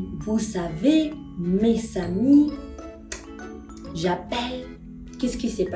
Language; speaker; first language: French; non-native, fluent; Spanish